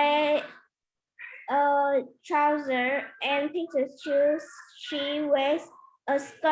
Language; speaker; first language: English; non-native, learner; Vietnamese